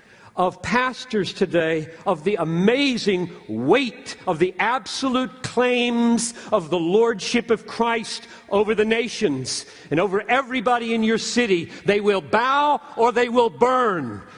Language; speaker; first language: English; native; English